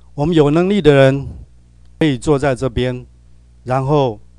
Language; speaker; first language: Chinese; native; Chinese